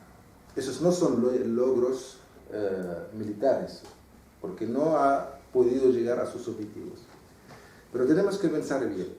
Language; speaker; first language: Spanish; non-native, fluent; Arabic